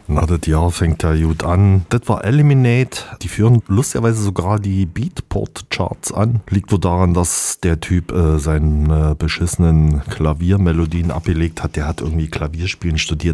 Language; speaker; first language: German; native; German